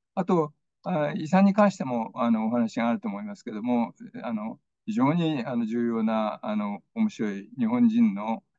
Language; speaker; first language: Japanese; native; Japanese